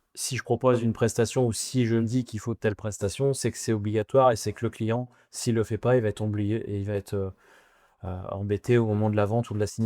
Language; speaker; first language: French; native; French